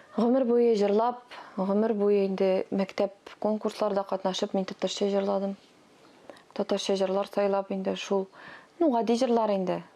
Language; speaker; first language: Tatar; non-native, local second language; Russian